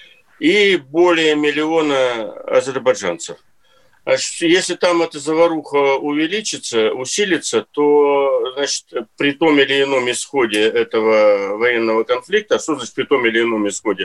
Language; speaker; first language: Russian; native; Russian